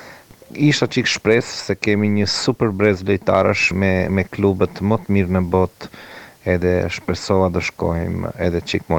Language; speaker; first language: Albanian; non-native, learner; Croatian